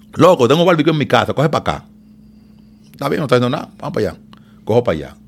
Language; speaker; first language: Spanish; native; Spanish